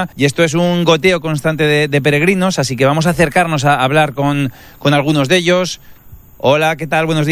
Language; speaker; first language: Spanish; native; Spanish